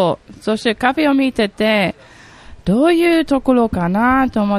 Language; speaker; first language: Japanese; non-native, fluent; German